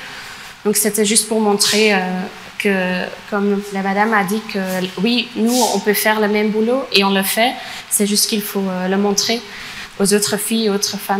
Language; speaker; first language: French; non-native, fluent; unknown